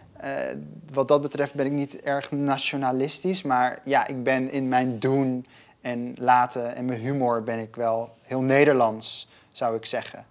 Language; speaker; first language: Dutch; native; Dutch